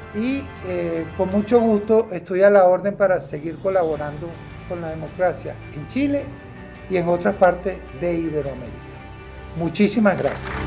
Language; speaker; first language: Spanish; native; Spanish